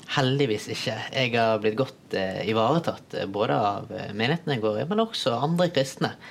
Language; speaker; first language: Norwegian; early bilingual, other home language; Tamil